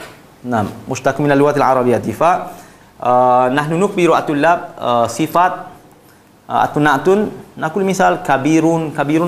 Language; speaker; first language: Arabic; non-native, fluent; Malay